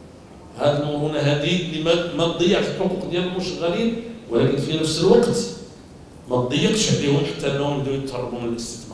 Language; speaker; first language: Arabic; native; Arabic